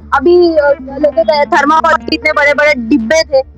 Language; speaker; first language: Hindi; non-native, local second language; Marathi